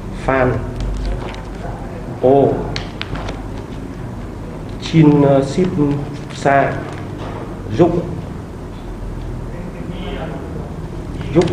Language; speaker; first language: Korean; non-native, learner; Vietnamese